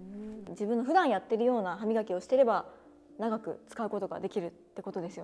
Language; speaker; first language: Japanese; native; Japanese